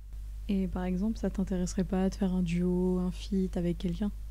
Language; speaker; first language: French; native; French